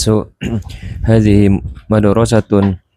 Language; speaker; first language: Arabic; non-native, learner; Indonesian